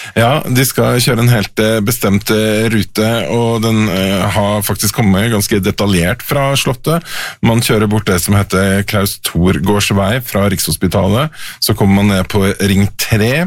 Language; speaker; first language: Norwegian; native; Norwegian